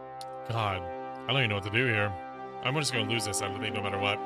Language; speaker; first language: English; native; English